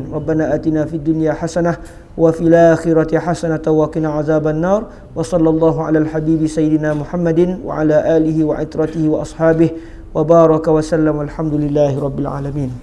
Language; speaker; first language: Arabic; non-native, fluent; Malay